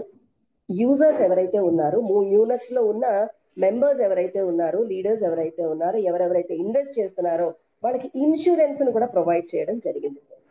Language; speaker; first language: Telugu; native; Telugu